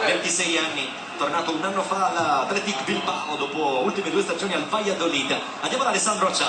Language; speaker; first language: Italian; native; Italian